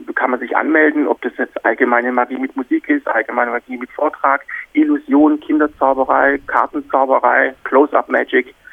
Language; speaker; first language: German; native; German